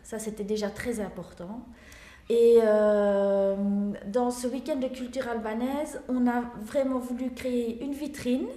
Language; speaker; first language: French; native; French